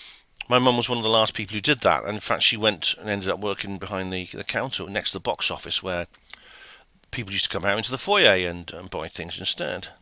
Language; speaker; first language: English; native; English